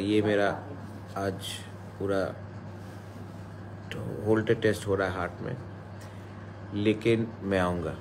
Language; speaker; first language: Hindi; non-native, local second language; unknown